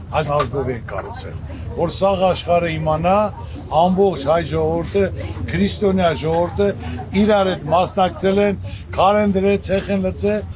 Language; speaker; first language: Armenian; native; Armenian